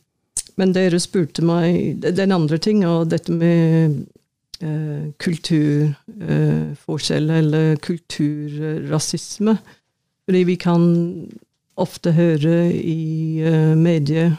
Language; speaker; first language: Norwegian; non-native, fluent; English